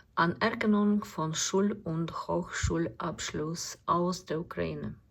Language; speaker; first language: German; non-native, learner; Ukrainian